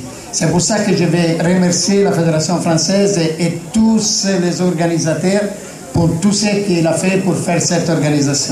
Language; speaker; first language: French; non-native, fluent; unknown